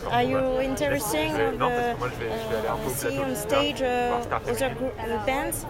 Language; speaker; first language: English; non-native, learner; French